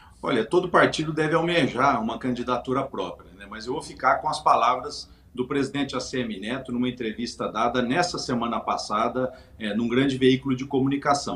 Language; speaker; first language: Portuguese; native; Portuguese